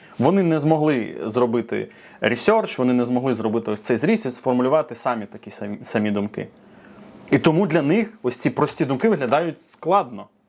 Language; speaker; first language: Ukrainian; non-native, local second language; Russian